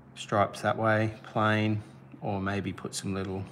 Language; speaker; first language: English; native; English